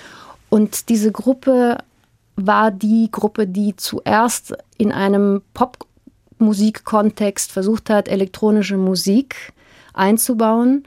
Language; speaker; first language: German; early bilingual, heritage; German